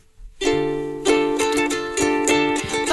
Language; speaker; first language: English; native; English